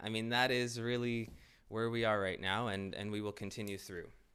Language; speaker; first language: English; native; English